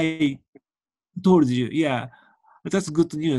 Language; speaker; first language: English; non-native, learner; Japanese